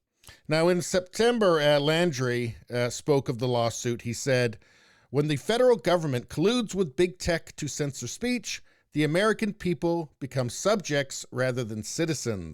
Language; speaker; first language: English; native; English